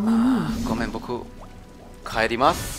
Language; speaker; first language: Japanese; non-native, learner; German